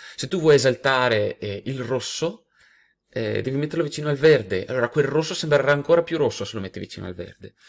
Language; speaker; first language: Italian; native; Italian